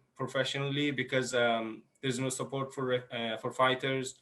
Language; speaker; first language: English; non-native, fluent; Persian